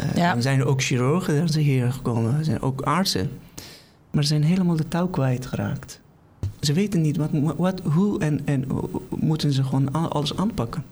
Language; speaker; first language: Dutch; non-native, fluent; Persian